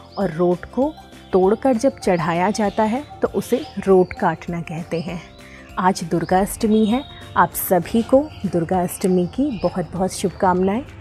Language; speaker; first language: Hindi; native; Hindi